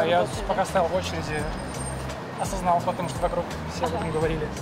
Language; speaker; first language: Russian; native; Russian